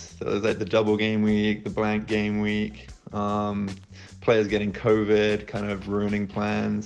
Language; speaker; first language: English; native; English